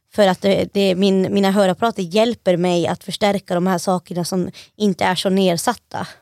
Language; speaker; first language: Swedish; native; Swedish